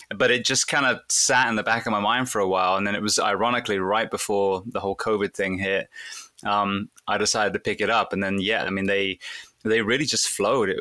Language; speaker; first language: English; native; English